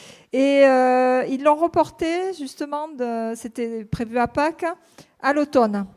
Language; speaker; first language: French; native; French